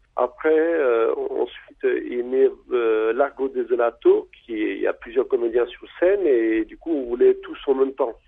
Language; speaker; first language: French; non-native, fluent; Albanian